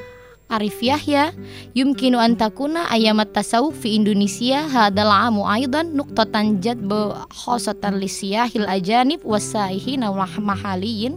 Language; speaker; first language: Arabic; non-native, fluent; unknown